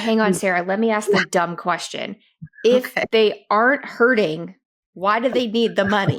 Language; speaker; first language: English; native; English